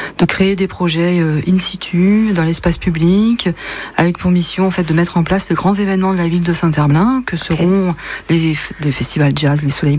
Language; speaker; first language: French; native; French